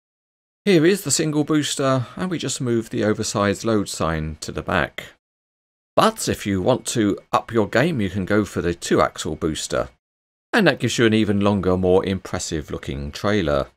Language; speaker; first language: English; native; English